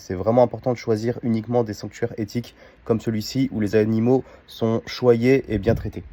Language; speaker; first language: French; native; French